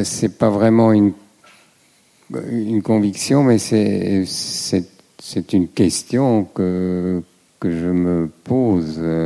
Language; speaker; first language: French; non-native, fluent; German